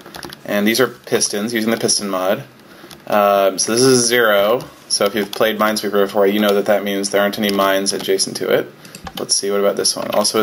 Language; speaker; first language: English; native; English